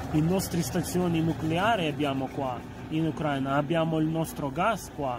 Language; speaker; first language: Italian; non-native, fluent; Ukrainian